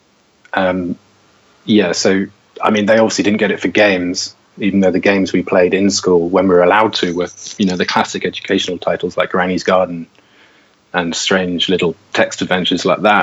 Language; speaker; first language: English; native; English